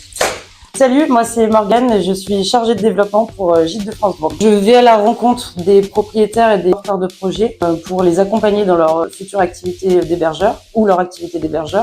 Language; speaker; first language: French; native; French